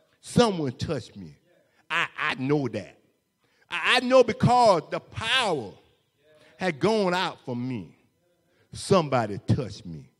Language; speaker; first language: English; native; English